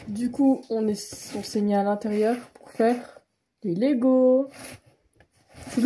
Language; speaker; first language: French; native; French